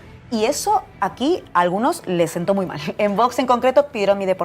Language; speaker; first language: Spanish; native; Spanish